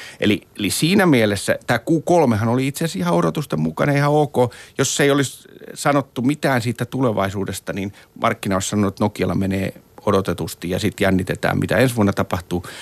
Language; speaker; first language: Finnish; native; Finnish